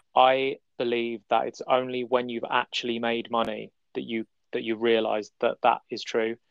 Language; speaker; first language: English; native; English